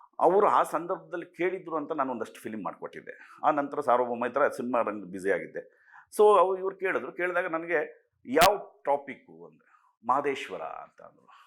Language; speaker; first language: Kannada; native; Kannada